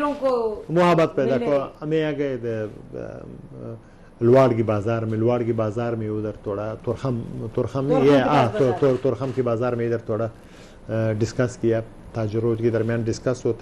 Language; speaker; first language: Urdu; non-native, learner; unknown